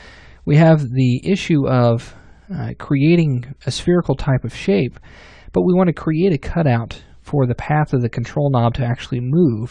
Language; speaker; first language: English; native; English